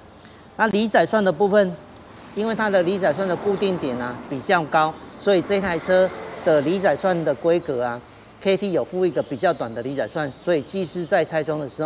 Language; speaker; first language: Chinese; native; Chinese